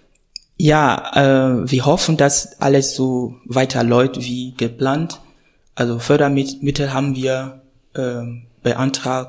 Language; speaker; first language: German; non-native, fluent; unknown